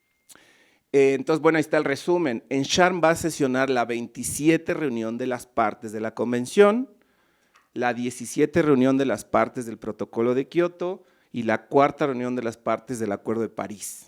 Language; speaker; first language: Spanish; native; Spanish